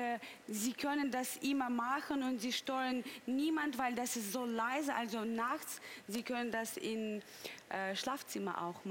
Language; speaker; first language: German; non-native, learner; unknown